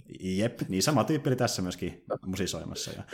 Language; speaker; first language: Finnish; native; Finnish